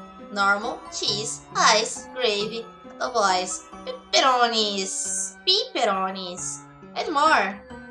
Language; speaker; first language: English; non-native, fluent; Portuguese